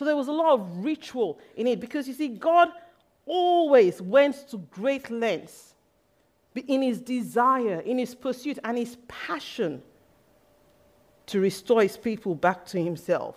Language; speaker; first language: English; non-native, local second language; Yoruba